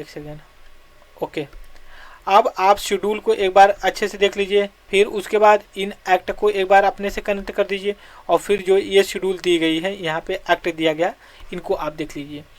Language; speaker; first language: Hindi; native; Hindi